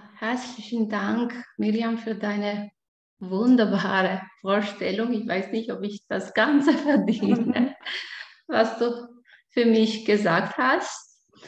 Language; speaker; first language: German; non-native, fluent; Albanian